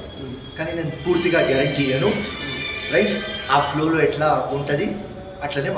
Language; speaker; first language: Telugu; non-native, local second language; Urdu